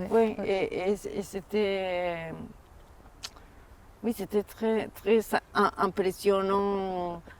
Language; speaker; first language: French; non-native, fluent; Spanish